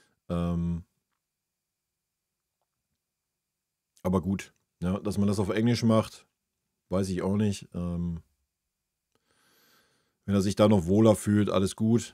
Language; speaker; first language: German; native; German